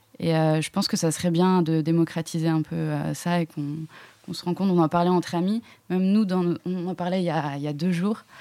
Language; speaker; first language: French; native; French